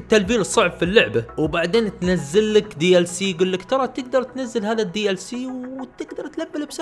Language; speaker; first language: Arabic; native; Arabic